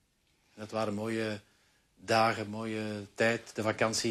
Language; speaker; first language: Dutch; native; Dutch